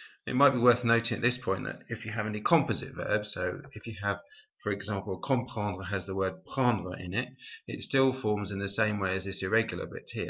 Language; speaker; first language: English; native; English